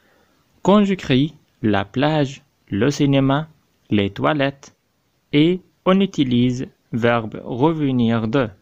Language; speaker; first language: French; non-native, fluent; Arabic